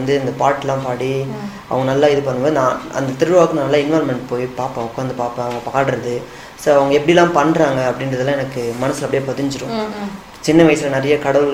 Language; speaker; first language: Tamil; native; Tamil